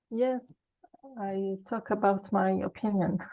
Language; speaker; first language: English; non-native, learner; Arabic